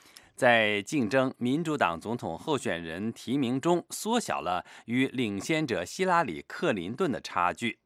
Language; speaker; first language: Chinese; native; Chinese